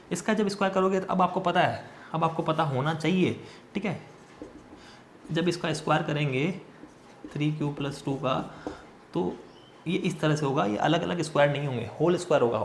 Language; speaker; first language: Hindi; native; Hindi